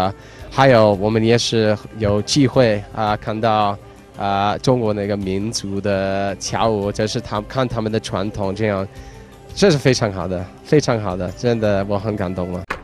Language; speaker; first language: Chinese; non-native, fluent; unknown